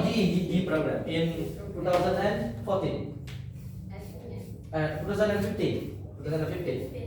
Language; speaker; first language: English; non-native, fluent; Indonesian